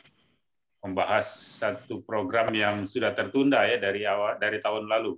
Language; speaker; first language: Indonesian; native; Indonesian